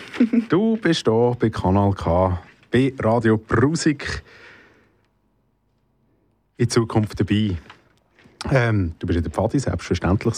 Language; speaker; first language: German; native; German